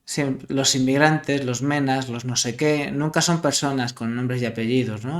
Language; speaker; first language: Spanish; native; Spanish